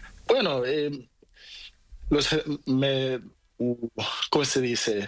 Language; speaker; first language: Spanish; non-native, learner; Portuguese